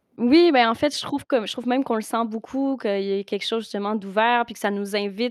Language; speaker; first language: French; native; French